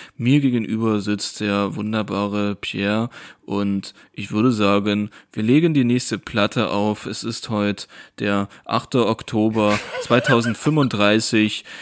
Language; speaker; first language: German; native; German